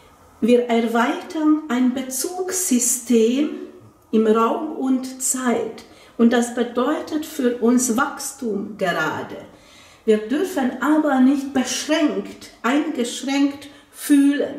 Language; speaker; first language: German; non-native, fluent; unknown